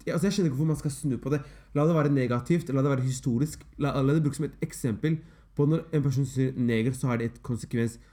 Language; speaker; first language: Norwegian; early bilingual, other home language; Somali